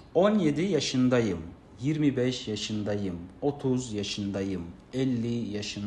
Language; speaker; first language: Turkish; non-native, fluent; Kazakh